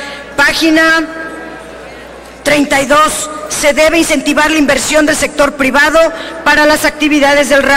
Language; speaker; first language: Spanish; native; Spanish